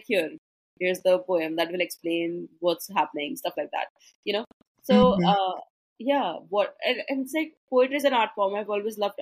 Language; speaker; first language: English; non-native, local second language; Hindi